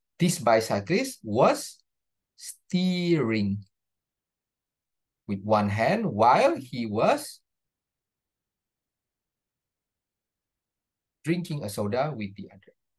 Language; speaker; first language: English; non-native, fluent; Indonesian